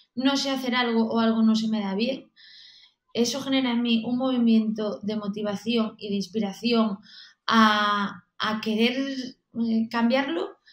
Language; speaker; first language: Spanish; native; Spanish